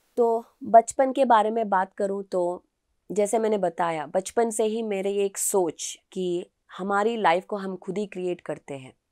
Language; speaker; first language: Hindi; non-native, local second language; Telugu